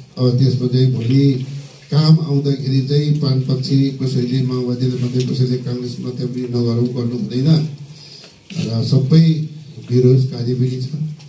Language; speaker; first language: Nepali; non-native, local second language; Eastern Tamang